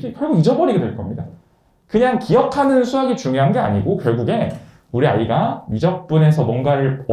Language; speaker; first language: Korean; native; Korean